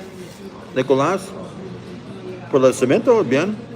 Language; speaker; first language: Spanish; non-native, learner; English